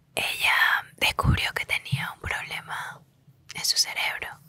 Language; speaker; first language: Spanish; native; Spanish